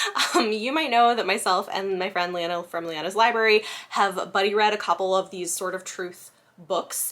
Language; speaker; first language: English; native; English